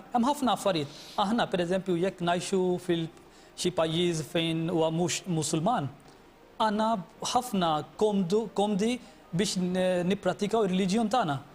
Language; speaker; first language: Maltese; non-native, fluent; Urdu